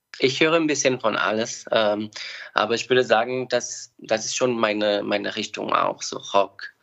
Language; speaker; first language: German; non-native, fluent; Portuguese